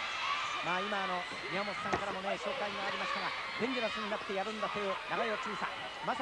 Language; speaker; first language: Japanese; native; Japanese